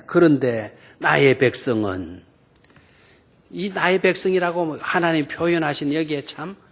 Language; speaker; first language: Korean; native; Korean